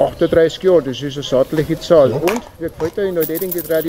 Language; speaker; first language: German; native; German